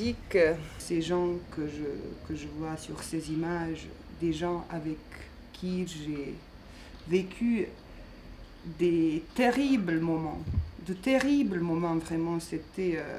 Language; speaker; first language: French; non-native, fluent; Bosnian